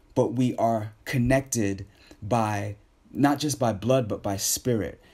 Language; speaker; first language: English; native; English